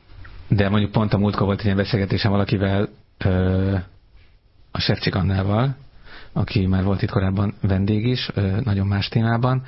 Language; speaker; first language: Hungarian; native; Hungarian